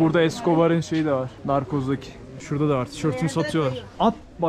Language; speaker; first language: Turkish; native; Turkish